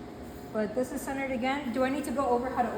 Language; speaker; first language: English; native; English